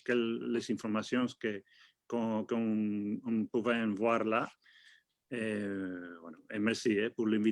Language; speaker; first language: French; non-native, fluent; Spanish